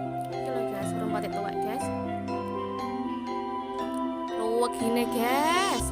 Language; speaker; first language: Indonesian; non-native, local second language; Javanese